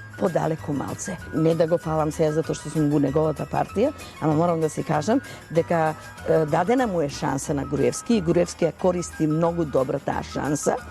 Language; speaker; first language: Macedonian; non-native, local second language; Romany